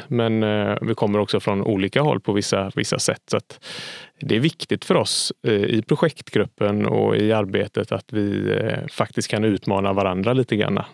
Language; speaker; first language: Swedish; native; Swedish